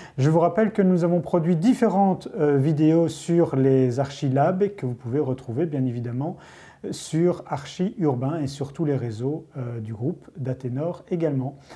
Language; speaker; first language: French; native; French